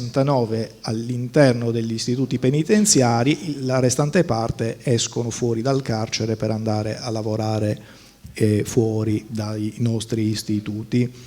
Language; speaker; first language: Italian; native; Italian